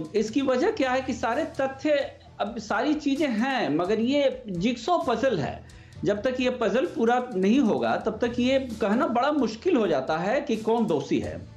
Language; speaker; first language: Hindi; native; Hindi